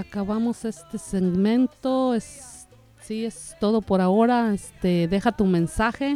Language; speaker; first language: Spanish; native; Spanish